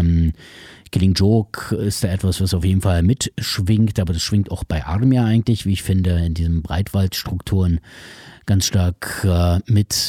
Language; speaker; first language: German; native; German